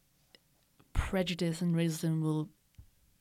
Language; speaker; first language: English; native; English